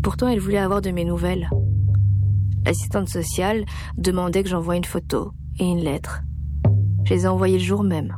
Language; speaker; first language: French; native; French